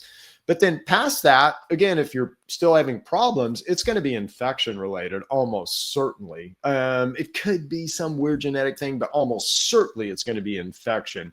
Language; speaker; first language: English; native; English